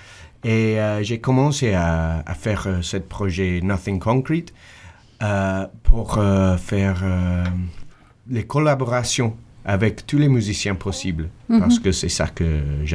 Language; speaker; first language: French; non-native, fluent; English